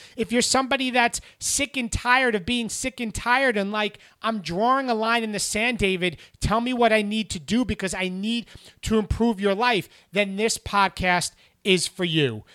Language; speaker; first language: English; native; English